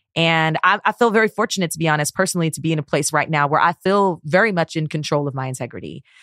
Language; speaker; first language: English; native; English